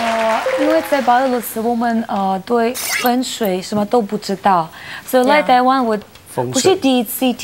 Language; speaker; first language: Chinese; non-native, learner; Russian